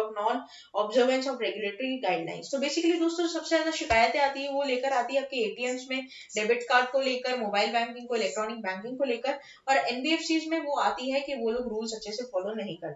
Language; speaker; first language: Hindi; native; Hindi